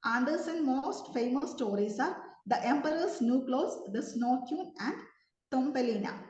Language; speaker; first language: English; non-native, local second language; Malayalam